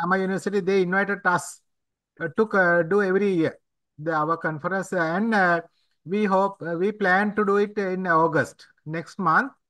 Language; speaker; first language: English; non-native, local second language; Sinhala